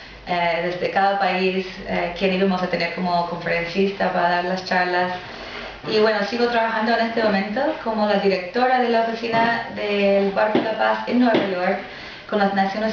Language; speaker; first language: Spanish; non-native, fluent; English